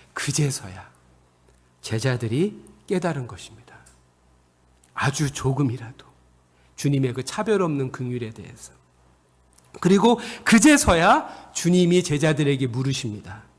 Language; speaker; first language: Korean; native; Korean